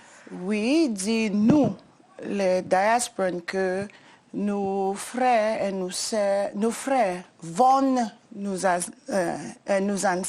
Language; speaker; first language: French; non-native, learner; English